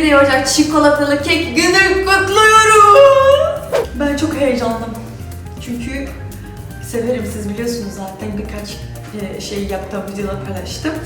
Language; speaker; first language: Turkish; non-native, fluent; Portuguese